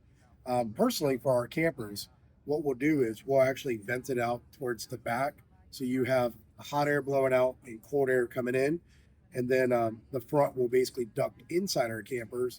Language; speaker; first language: English; native; English